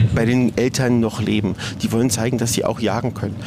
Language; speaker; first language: German; native; German